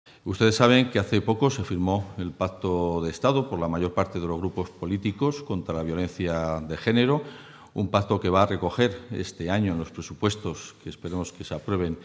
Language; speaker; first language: Spanish; native; Spanish